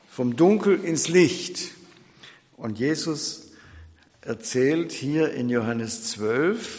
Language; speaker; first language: German; native; German